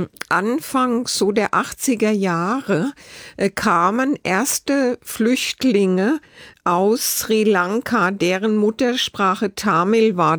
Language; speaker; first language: German; native; German